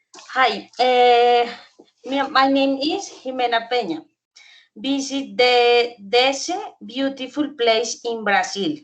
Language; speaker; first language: English; non-native, learner; Spanish